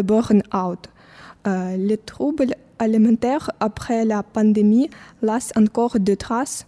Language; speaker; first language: French; non-native, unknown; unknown